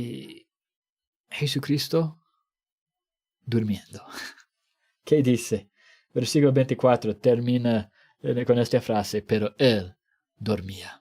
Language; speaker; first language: Spanish; non-native, fluent; English